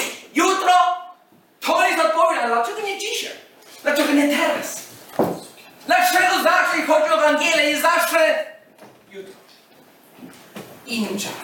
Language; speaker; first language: Polish; non-native, fluent; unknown